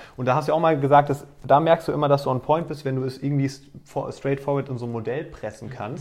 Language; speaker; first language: German; native; German